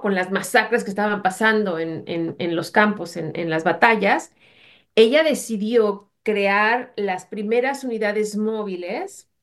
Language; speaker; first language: Spanish; native; Spanish